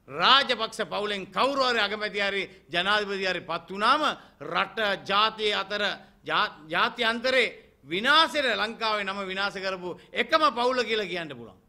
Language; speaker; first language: Sinhala; non-native, local second language; Tamil